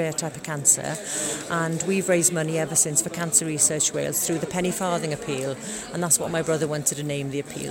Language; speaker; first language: English; native; English